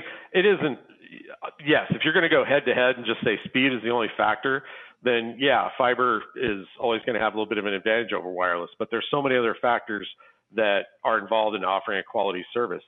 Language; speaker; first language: English; native; English